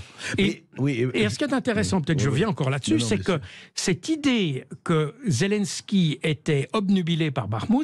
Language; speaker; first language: French; native; French